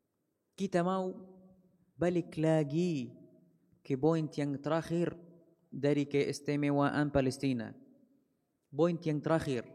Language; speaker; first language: Indonesian; non-native, fluent; Arabic